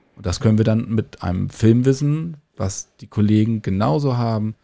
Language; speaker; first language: German; native; German